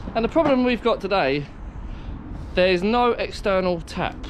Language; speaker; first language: English; native; English